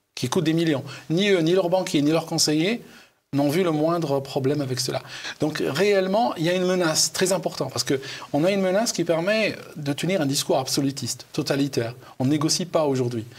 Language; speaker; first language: French; non-native, local second language; Arabic